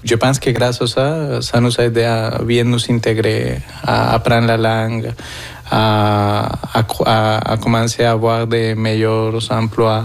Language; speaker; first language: French; non-native, fluent; Spanish